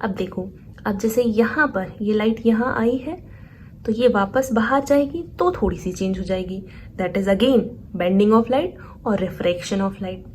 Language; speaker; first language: Hindi; native; Hindi